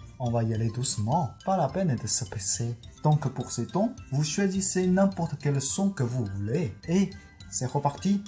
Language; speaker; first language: French; non-native, fluent; Chinese